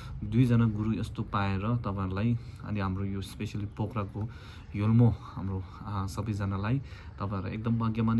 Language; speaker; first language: Nepali; non-native, local second language; Tibetan